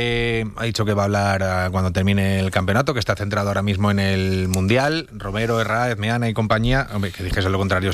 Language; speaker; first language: Spanish; native; Spanish